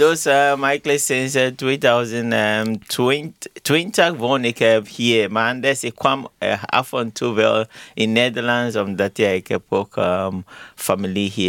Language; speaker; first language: Dutch; non-native, learner; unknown